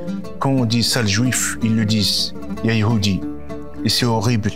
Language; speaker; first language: French; non-native, local second language; Arabic